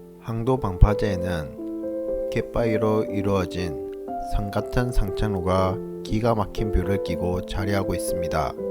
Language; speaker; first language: Korean; native; Korean